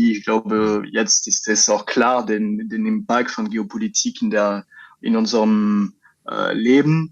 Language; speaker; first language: German; non-native, fluent; French